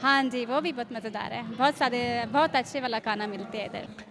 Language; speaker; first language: Hindi; non-native, learner; Swedish